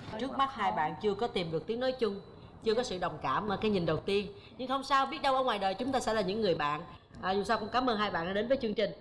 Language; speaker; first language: Vietnamese; native; Vietnamese